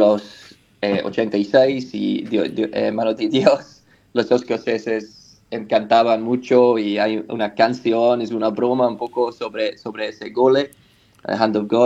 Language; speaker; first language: Spanish; non-native, learner; English